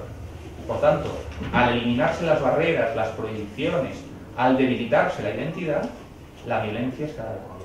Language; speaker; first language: Spanish; native; Spanish